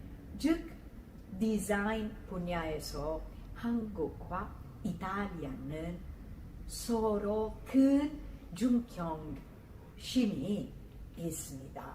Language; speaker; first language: Korean; non-native, learner; Italian